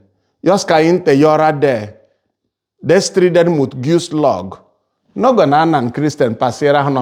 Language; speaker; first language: Swedish; non-native, fluent; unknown